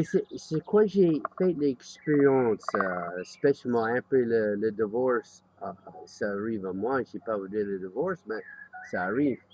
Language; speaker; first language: French; non-native, learner; English